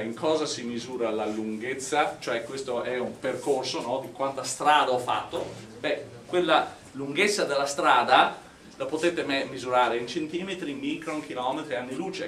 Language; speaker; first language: Italian; non-native, fluent; English